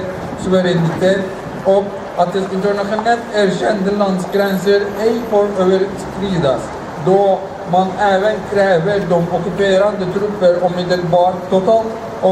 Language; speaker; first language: Swedish; non-native, fluent; Azerbaijani